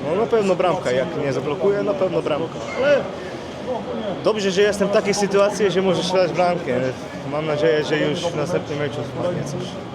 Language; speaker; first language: Polish; non-native, fluent; Slovenian